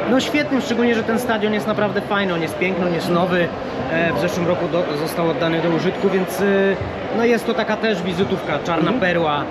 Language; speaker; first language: Polish; native; Polish